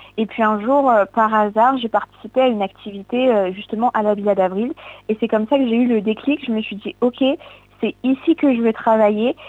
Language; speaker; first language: French; native; French